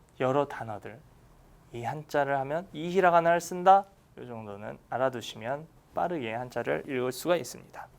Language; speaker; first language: Korean; native; Korean